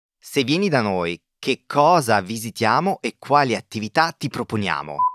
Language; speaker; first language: Italian; native; Italian